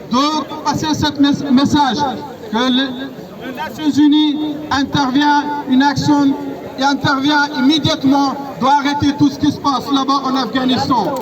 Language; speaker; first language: French; non-native, fluent; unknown